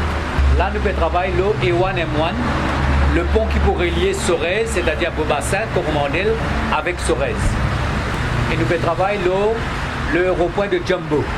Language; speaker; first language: French; non-native, local second language; Morisyen